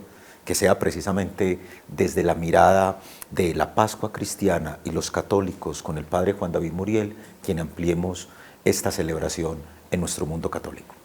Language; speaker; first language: Spanish; native; Spanish